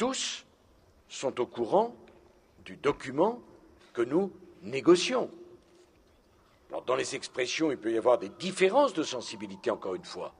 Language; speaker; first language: French; native; French